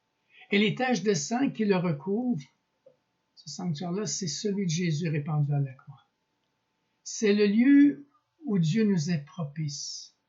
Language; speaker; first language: French; native; French